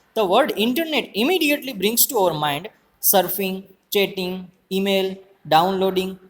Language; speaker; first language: English; non-native, local second language; Gujarati